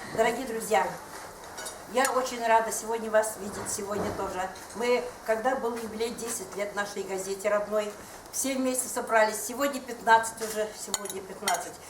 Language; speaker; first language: Russian; non-native, local second language; Udmurt